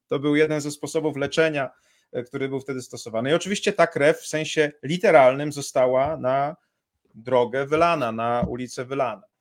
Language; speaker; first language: Polish; native; Polish